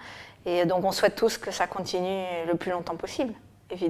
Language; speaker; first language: French; native; French